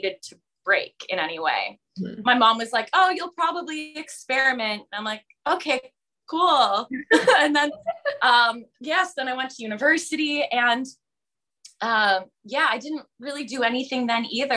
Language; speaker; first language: English; native; English